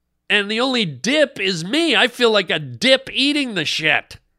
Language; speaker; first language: English; native; English